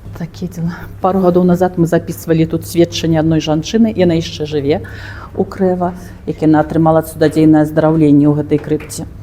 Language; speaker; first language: Belarusian; native; Belarusian